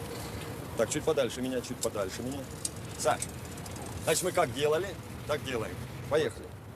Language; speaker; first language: Russian; native; Russian